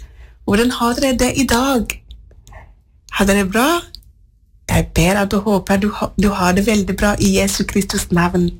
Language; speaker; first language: Norwegian; non-native, fluent; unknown